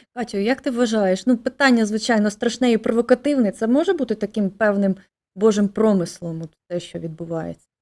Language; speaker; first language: Ukrainian; native; Ukrainian